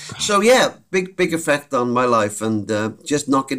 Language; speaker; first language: English; native; English